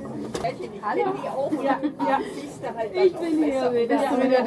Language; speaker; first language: German; native; German